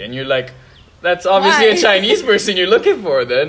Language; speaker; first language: English; non-native, local second language; Tamil